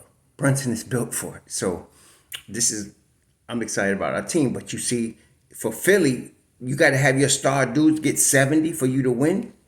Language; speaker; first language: English; native; English